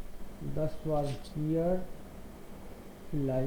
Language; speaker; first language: German; non-native, fluent; Hindi